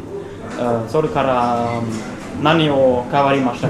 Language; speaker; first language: Japanese; non-native, learner; German